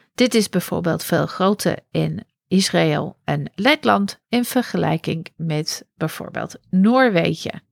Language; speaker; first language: Dutch; non-native, fluent; English